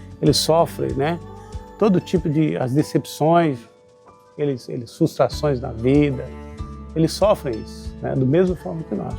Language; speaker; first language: Portuguese; native; Portuguese